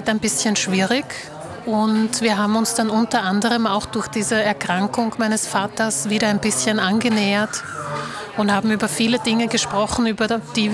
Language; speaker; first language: German; early bilingual, other home language; Slovak